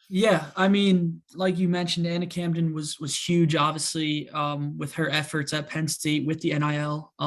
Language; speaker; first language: English; native; English